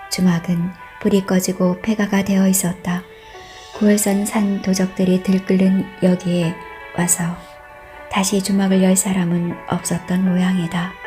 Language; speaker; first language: Korean; native; Korean